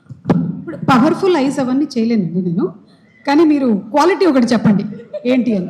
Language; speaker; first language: Telugu; native; Telugu